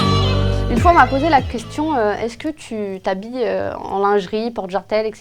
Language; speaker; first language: French; native; French